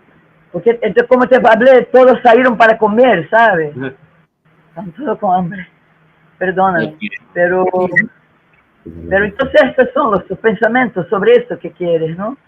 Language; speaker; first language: Spanish; non-native, learner; Portuguese